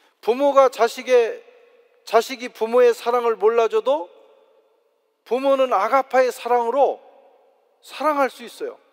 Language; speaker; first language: Korean; native; Korean